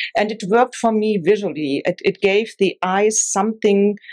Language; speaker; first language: English; non-native, fluent; German